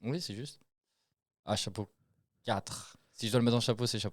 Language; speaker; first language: French; native; French